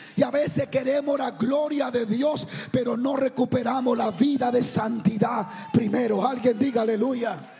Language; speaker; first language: Spanish; native; Spanish